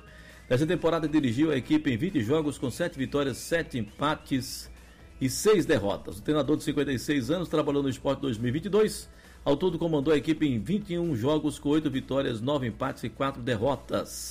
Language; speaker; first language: Portuguese; native; Portuguese